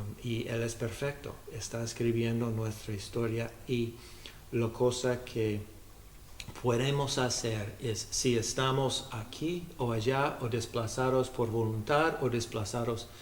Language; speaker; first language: Spanish; non-native, learner; English